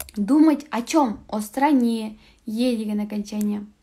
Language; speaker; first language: Russian; non-native, local second language; Kazakh